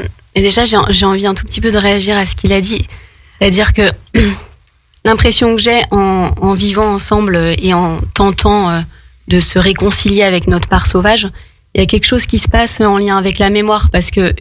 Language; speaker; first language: French; native; French